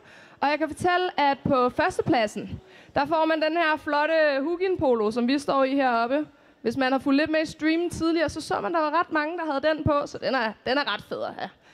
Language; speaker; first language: Danish; native; Danish